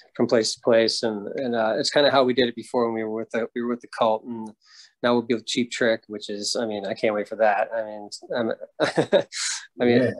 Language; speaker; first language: English; native; English